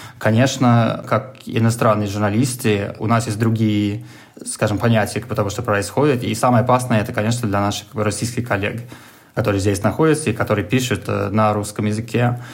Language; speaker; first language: Russian; non-native, fluent; English